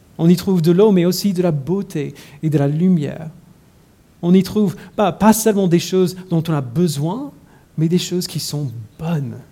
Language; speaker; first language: French; non-native, fluent; English